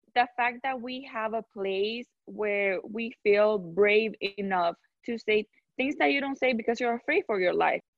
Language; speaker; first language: English; non-native, fluent; Spanish